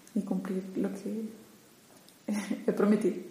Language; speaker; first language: Spanish; native; Spanish